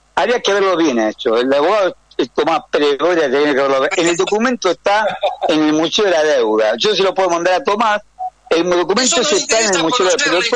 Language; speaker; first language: Spanish; native; Spanish